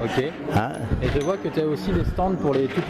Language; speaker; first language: French; native; French